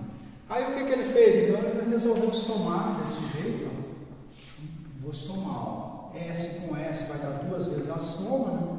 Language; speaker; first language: Portuguese; native; Portuguese